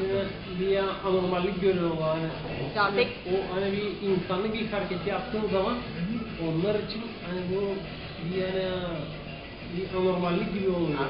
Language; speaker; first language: Turkish; non-native, local second language; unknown